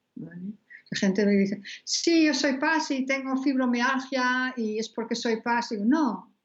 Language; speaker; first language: Spanish; non-native, fluent; Dutch